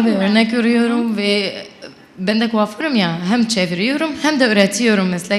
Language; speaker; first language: Turkish; non-native, local second language; Arabic